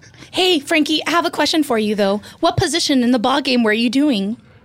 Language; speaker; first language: English; native; English